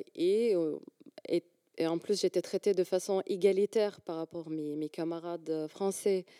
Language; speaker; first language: French; non-native, fluent; Arabic